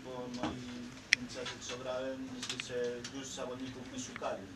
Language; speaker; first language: Polish; non-native, learner; Spanish